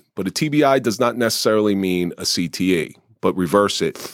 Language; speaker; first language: English; native; English